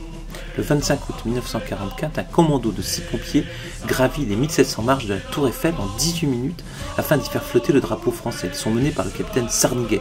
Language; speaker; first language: French; native; French